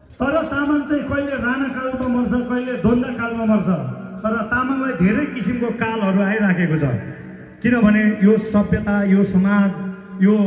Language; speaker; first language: Nepali; non-native, local second language; Eastern Tamang